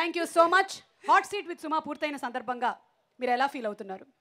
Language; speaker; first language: Telugu; native; Telugu